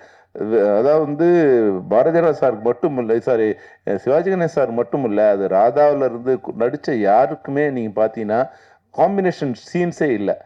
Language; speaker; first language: Tamil; native; Tamil